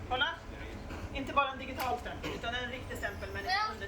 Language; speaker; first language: Swedish; native; Swedish